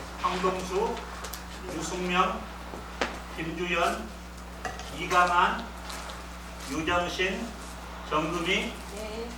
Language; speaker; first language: Korean; native; Korean